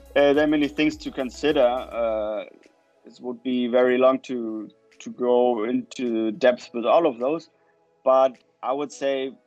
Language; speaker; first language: English; non-native, fluent; German